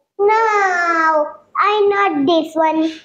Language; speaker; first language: English; non-native, learner; Pashto